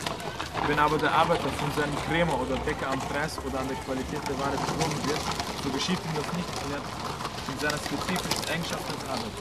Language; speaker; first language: German; native; German